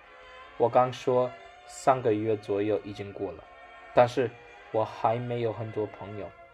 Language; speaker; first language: Chinese; non-native, learner; English